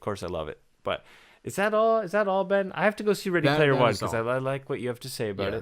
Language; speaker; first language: English; native; English